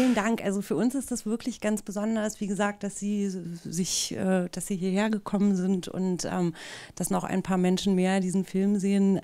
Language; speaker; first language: German; native; German